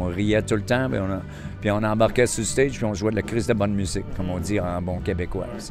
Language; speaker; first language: French; native; French